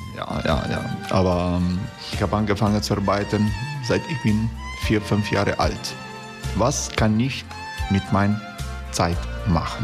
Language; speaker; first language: German; non-native, learner; Croatian